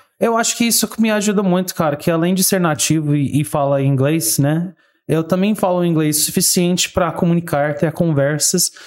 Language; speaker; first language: Portuguese; non-native, fluent; English